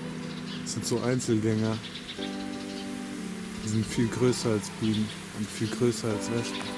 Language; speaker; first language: German; native; German